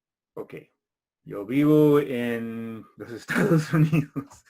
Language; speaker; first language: Spanish; non-native, fluent; English